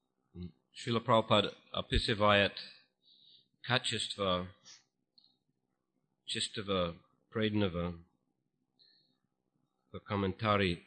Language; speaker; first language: Russian; non-native, fluent; English